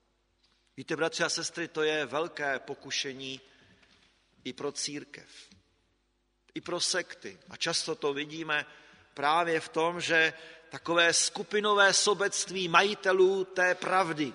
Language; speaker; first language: Czech; native; Czech